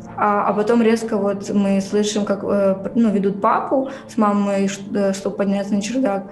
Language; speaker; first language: Russian; native; Russian